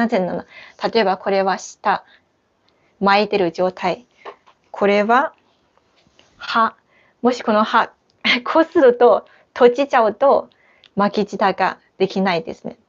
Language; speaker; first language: Japanese; non-native, fluent; Chinese